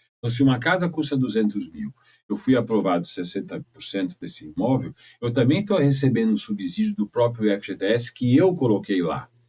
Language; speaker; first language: Portuguese; native; Portuguese